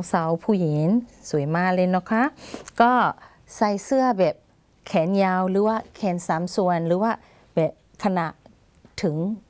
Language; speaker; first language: Thai; non-native, fluent; Burmese